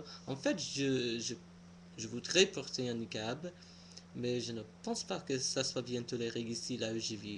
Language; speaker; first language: French; non-native, fluent; English